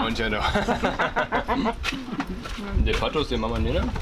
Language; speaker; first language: Spanish; non-native, learner; English